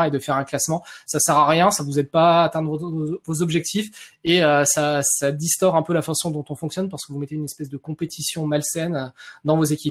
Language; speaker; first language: French; native; French